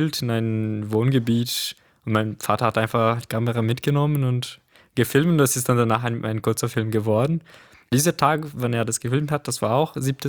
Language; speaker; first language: German; non-native, fluent; Portuguese